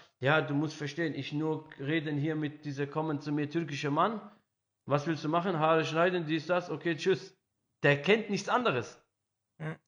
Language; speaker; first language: German; early bilingual, other home language; Arabic